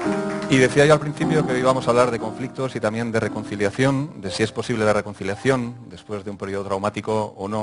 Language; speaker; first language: Spanish; native; Spanish